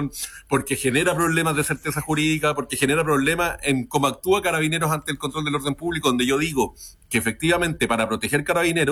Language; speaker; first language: Spanish; native; Spanish